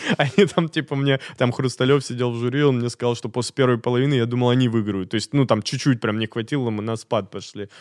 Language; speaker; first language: Russian; native; Russian